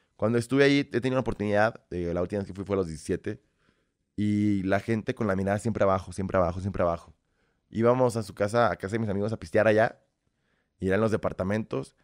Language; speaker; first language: Spanish; early bilingual, other home language; Russian